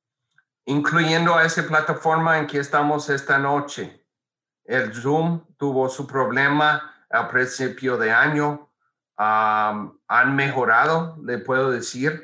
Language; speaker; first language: Spanish; non-native, fluent; English